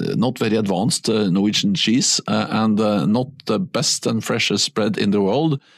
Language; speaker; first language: English; non-native, fluent; Norwegian